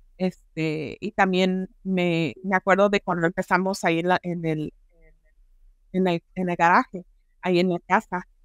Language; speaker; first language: Spanish; early bilingual, heritage; Spanish